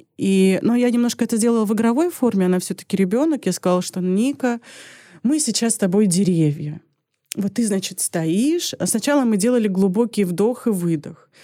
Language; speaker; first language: Russian; early bilingual, other home language; Armenian